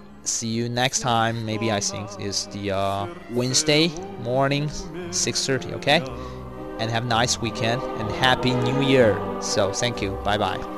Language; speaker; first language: English; non-native, fluent; Chinese